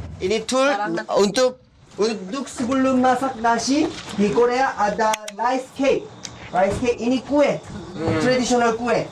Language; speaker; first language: Indonesian; non-native, learner; Korean